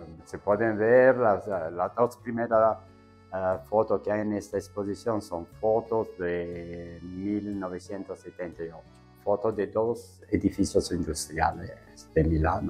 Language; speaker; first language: Spanish; non-native, fluent; Italian